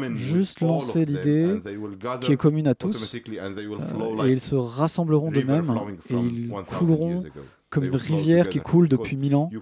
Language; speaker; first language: French; non-native, fluent; Arabic